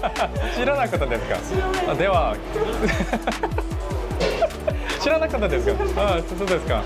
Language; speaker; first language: Japanese; non-native, learner; Korean